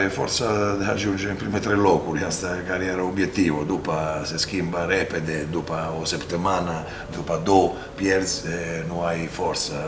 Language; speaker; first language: Romanian; non-native, fluent; Italian